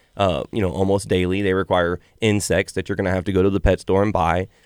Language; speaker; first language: English; native; English